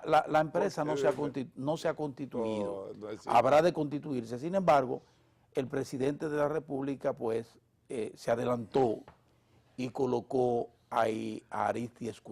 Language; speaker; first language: Spanish; native; Spanish